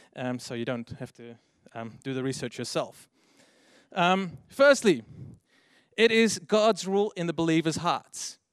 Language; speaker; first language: English; non-native, fluent; Dutch